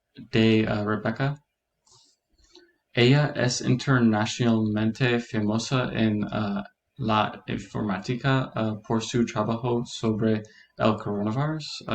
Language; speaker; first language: Spanish; non-native, learner; English